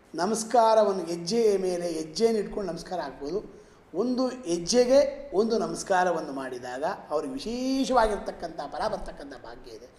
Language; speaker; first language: Kannada; native; Kannada